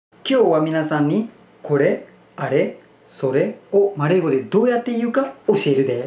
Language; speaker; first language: Japanese; non-native, fluent; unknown